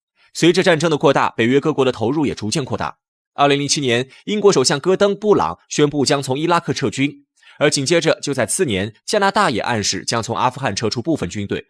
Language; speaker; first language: Chinese; native; Chinese